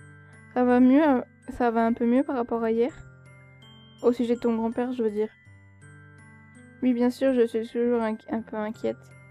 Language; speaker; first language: French; native; French